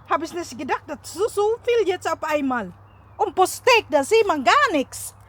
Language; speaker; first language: German; non-native, learner; Filipino